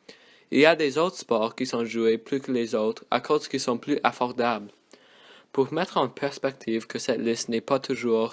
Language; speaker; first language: French; non-native, learner; English